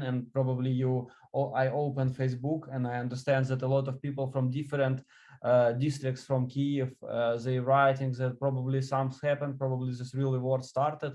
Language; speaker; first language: English; non-native, learner; Ukrainian